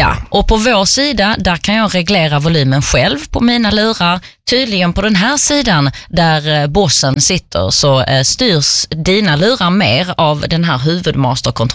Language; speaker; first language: Swedish; native; Swedish